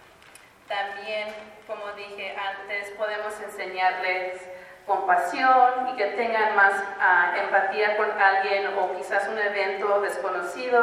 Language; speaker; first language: Spanish; early bilingual, heritage; Spanish